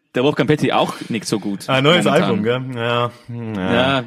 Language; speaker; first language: German; non-native, fluent; English